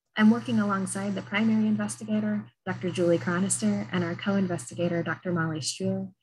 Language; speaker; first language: English; native; English